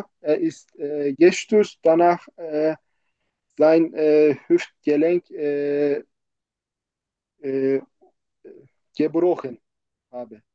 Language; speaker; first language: German; non-native, fluent; Turkish